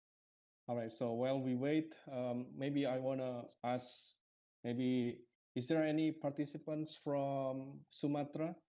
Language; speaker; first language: English; non-native, fluent; Indonesian